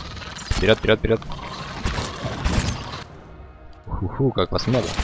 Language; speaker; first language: Russian; native; Russian